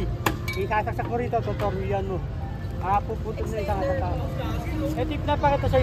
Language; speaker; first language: Filipino; native; Filipino